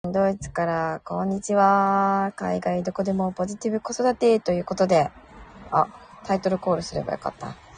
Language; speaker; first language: Japanese; native; Japanese